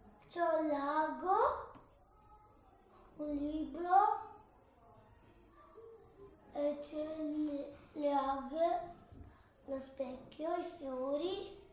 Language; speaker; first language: Italian; early bilingual, other home language; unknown